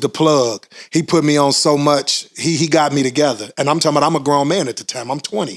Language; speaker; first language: English; native; English